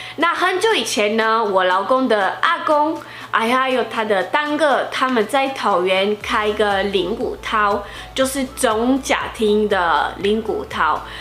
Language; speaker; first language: Chinese; non-native, fluent; Portuguese